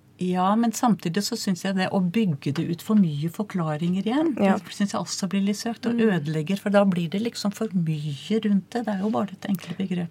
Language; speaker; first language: Norwegian; native; Norwegian